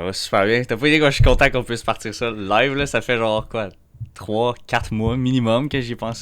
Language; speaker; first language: French; native; French